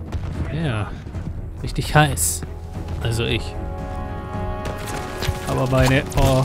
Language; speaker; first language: German; native; German